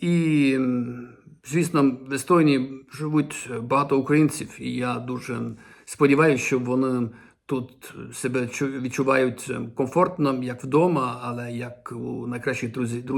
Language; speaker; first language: Ukrainian; non-native, fluent; Estonian